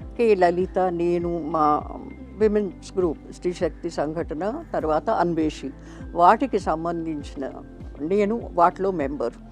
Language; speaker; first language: Telugu; native; Telugu